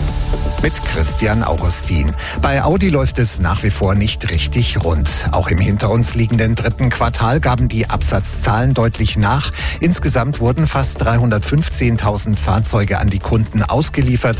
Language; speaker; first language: German; native; German